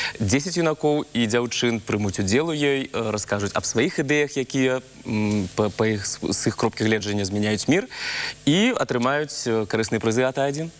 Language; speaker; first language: Belarusian; non-native, local second language; Russian